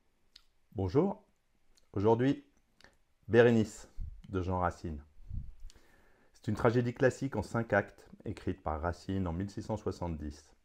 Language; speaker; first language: French; native; French